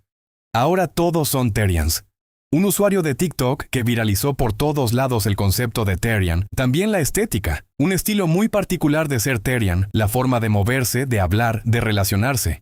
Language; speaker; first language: Spanish; native; Spanish